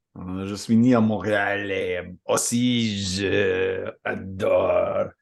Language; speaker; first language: French; non-native, learner; English